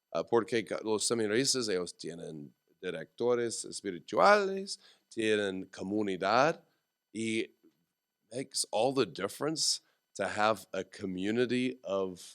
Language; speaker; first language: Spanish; non-native, learner; English